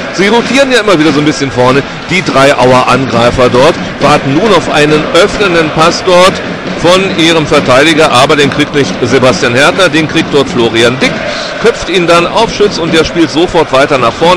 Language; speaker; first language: German; native; German